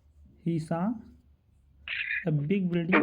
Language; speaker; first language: English; non-native, local second language; Hindi